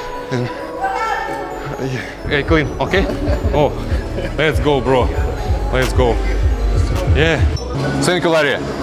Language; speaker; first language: English; non-native, learner; Russian